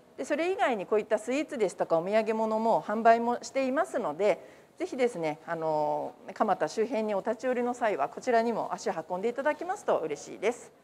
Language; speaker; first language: Japanese; native; Japanese